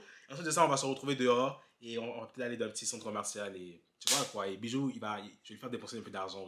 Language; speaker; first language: French; native; French